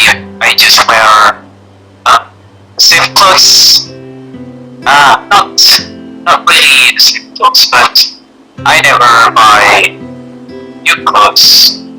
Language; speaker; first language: English; non-native, learner; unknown